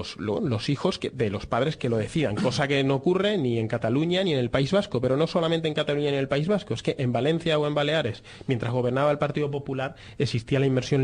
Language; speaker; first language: Spanish; native; Spanish